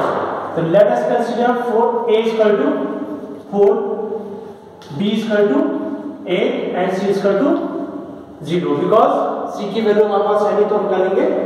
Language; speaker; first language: Hindi; native; Hindi